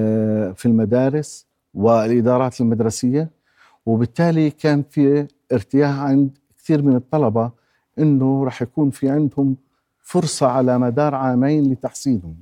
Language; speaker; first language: Arabic; native; Arabic